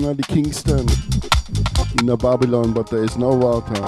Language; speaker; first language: English; non-native, learner; German